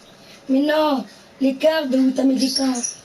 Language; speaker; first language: French; native; French